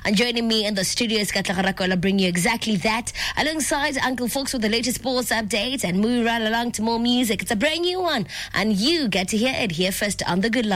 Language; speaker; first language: English; non-native, local second language; Tswana